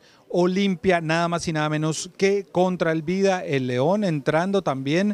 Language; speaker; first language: Spanish; native; Spanish